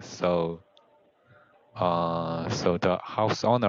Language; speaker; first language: English; non-native, learner; Korean